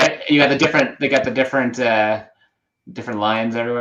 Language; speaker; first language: English; native; English